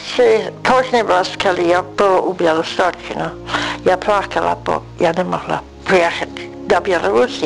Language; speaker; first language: Ukrainian; early bilingual, heritage; English